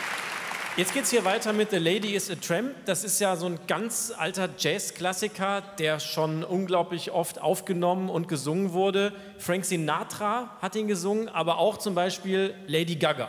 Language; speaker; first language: German; native; German